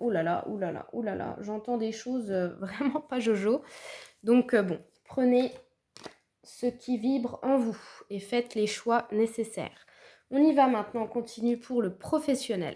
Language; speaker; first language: French; native; French